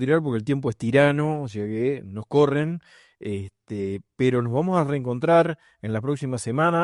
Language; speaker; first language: Spanish; native; Spanish